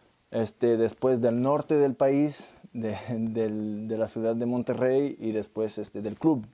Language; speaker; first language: Spanish; non-native, fluent; French